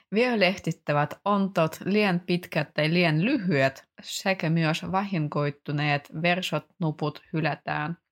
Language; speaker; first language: Finnish; non-native, fluent; Russian